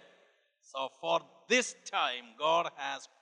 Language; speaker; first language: English; non-native, local second language; Malayalam